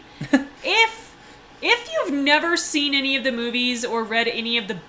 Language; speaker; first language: English; native; English